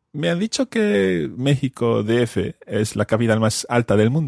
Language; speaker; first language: Spanish; non-native, fluent; English